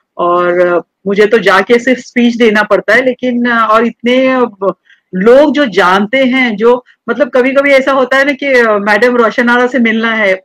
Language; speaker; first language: Hindi; native; Hindi